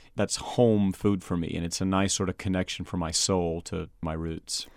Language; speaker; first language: English; native; English